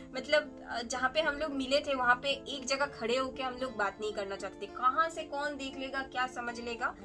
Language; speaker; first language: Hindi; native; Hindi